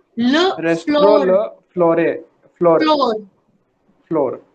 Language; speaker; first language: French; non-native, learner; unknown